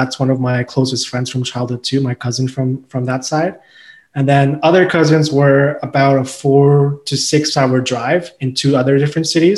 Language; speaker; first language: English; non-native, local second language; Urdu